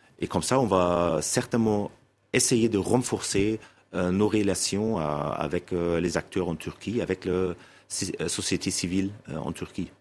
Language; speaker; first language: French; non-native, fluent; German